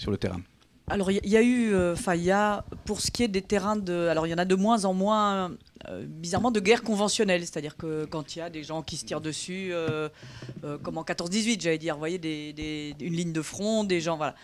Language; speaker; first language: French; native; French